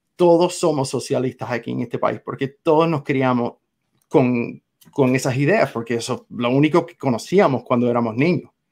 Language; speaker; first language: Spanish; non-native, fluent; English